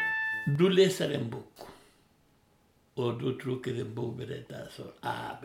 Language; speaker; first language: Swedish; non-native, learner; Spanish